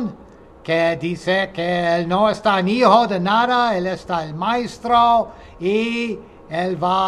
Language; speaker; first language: Spanish; non-native, fluent; English